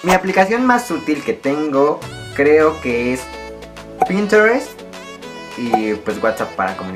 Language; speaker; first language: Spanish; native; Spanish